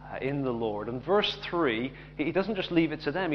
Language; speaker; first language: English; native; English